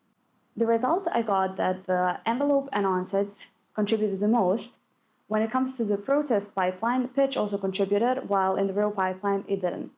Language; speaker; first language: English; non-native, fluent; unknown